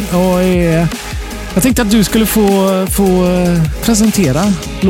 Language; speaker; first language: Swedish; native; Swedish